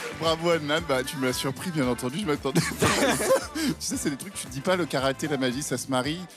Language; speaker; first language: French; native; French